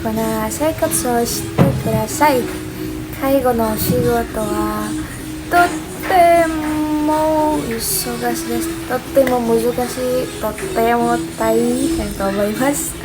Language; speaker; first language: Japanese; non-native, learner; Indonesian